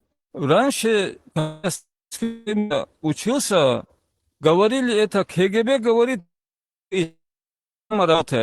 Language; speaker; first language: Russian; non-native, local second language; Chechen